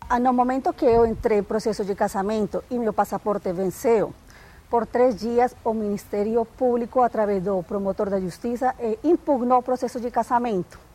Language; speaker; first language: Portuguese; non-native, fluent; Spanish